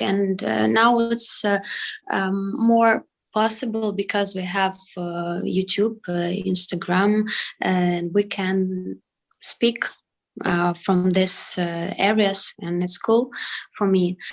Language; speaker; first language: English; non-native, learner; Ukrainian